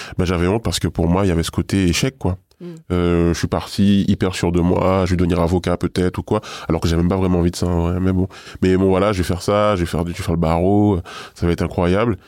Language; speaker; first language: French; native; French